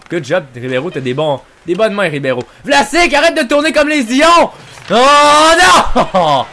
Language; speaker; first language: French; native; French